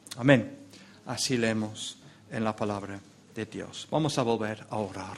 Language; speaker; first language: Spanish; non-native, fluent; English